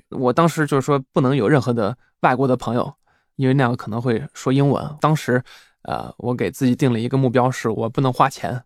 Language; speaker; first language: Chinese; non-native, fluent; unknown